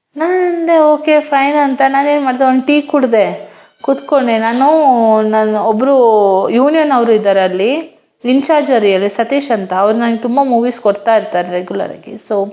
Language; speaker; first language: Kannada; non-native, local second language; Hindi